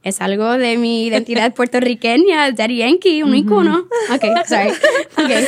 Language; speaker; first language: Spanish; early bilingual, heritage; Spanish